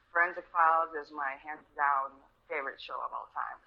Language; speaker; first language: English; early bilingual, other home language; Russian